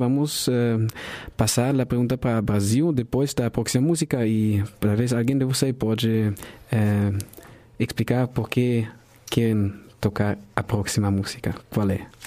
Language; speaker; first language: Portuguese; non-native, fluent; German